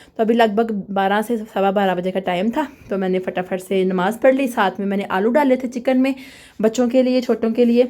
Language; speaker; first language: Urdu; non-native, local second language; Punjabi